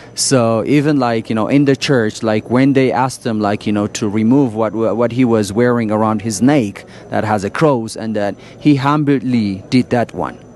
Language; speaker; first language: English; non-native, local second language; Amharic